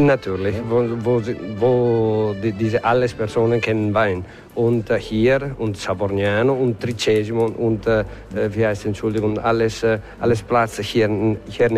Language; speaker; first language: German; non-native, learner; Italian